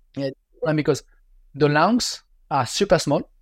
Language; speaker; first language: English; non-native, learner; French